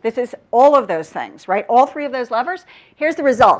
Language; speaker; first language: English; native; English